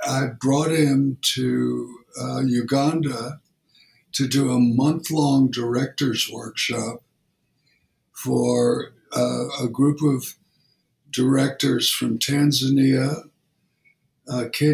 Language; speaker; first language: English; native; English